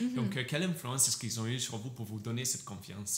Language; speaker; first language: French; native; French